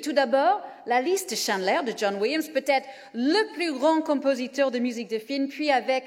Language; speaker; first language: French; native; French